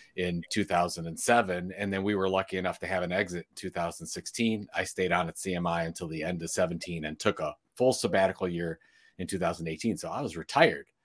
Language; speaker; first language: English; early bilingual, other home language; Italian